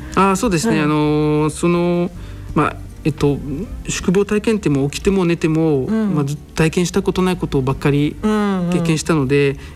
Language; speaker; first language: Japanese; non-native, fluent; French